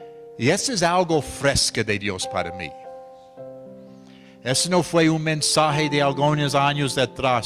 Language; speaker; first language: Spanish; non-native, fluent; English